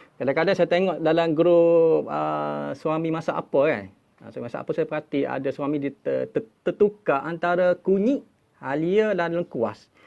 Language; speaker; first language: Malay; native; Malay